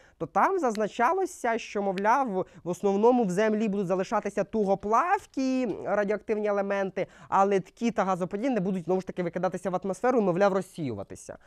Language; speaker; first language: Ukrainian; non-native, local second language; Russian